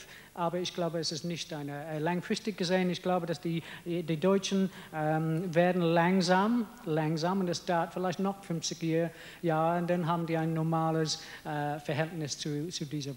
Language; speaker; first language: German; non-native, fluent; English